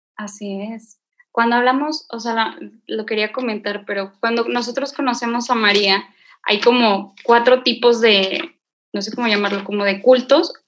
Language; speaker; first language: Spanish; native; Spanish